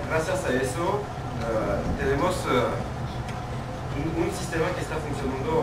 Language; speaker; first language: Spanish; non-native, fluent; French